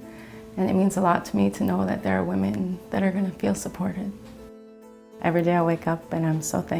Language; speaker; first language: English; native; English